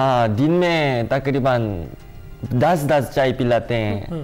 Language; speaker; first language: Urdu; non-native, learner; Korean